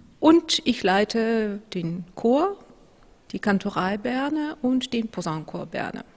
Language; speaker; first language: German; non-native, fluent; Russian